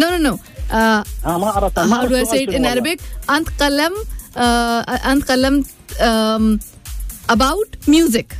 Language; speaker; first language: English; non-native, learner; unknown